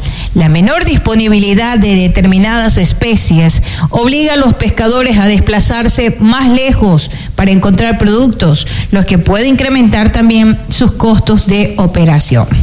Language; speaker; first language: Spanish; native; Spanish